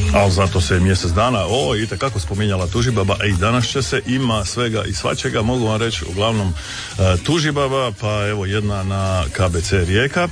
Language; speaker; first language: Serbian; native; Serbian